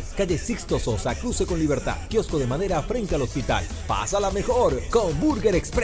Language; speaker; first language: Spanish; native; Spanish